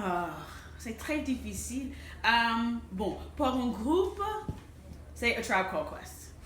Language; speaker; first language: French; non-native, fluent; English